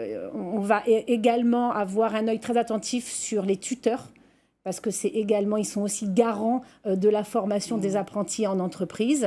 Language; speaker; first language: French; native; French